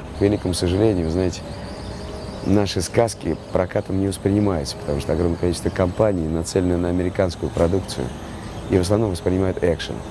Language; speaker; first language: Russian; native; Russian